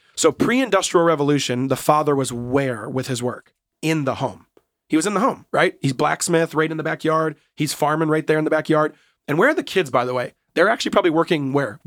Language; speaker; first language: English; native; English